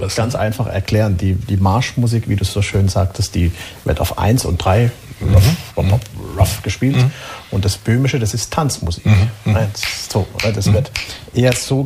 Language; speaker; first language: German; native; German